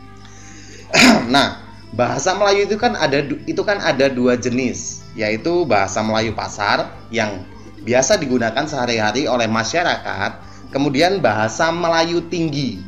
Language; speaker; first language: Indonesian; native; Indonesian